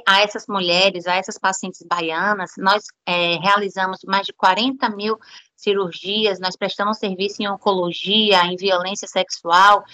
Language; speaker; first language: Portuguese; native; Portuguese